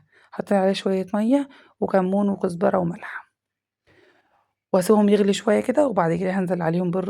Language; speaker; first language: Arabic; native; Arabic